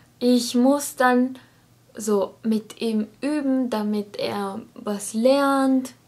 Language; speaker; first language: German; non-native, learner; Japanese